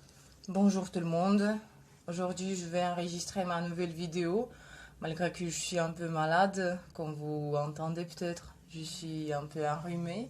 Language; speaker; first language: French; non-native, fluent; Russian